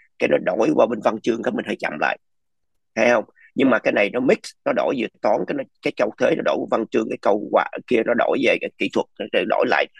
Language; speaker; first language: Vietnamese; early bilingual, other home language; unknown